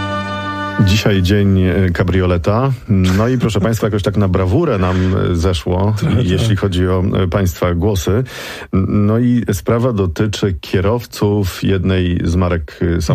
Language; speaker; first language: Polish; native; Polish